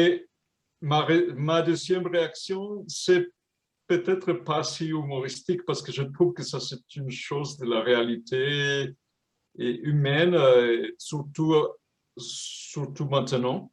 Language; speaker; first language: French; non-native, fluent; Spanish